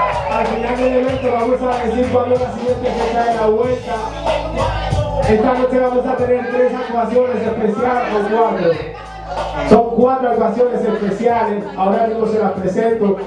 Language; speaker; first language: Spanish; native; Spanish